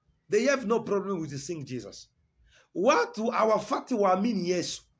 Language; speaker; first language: English; non-native, fluent; Swahili